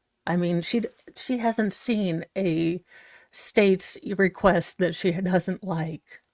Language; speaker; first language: English; native; English